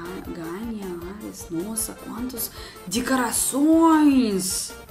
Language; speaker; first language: Portuguese; non-native, learner; Russian